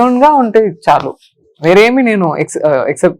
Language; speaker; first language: Telugu; non-native, learner; Tamil